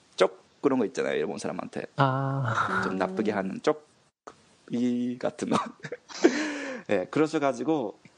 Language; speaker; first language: Korean; non-native, fluent; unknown